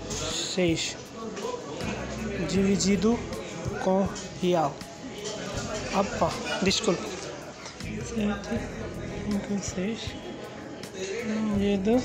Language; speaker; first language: Portuguese; non-native, learner; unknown